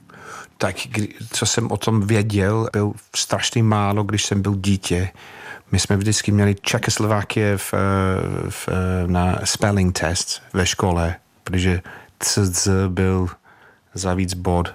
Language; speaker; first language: Czech; non-native, fluent; English